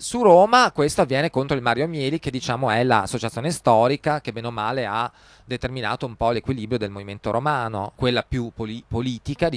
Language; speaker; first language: Italian; native; Italian